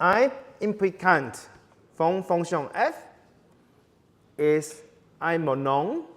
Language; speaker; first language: German; non-native, learner; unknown